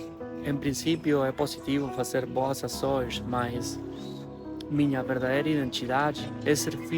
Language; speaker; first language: Portuguese; non-native, fluent; Spanish